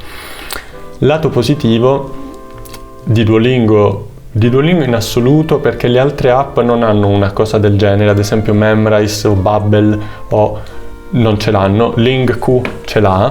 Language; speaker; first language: Italian; native; Italian